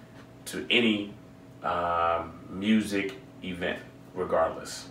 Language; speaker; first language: English; native; English